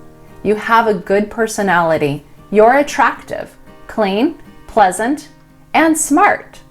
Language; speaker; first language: English; native; English